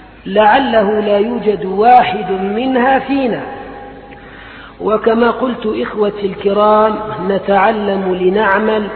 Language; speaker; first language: Arabic; native; Arabic